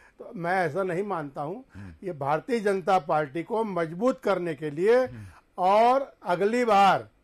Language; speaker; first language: Hindi; native; Hindi